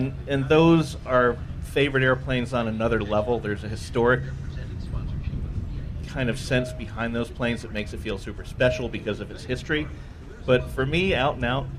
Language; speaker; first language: English; native; English